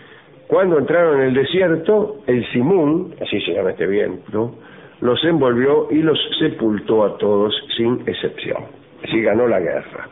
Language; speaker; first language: Spanish; native; Spanish